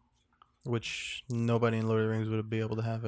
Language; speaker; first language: English; native; English